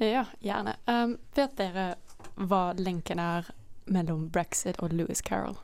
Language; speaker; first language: Norwegian; non-native, fluent; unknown